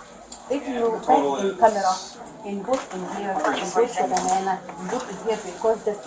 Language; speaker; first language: English; non-native, learner; Arabic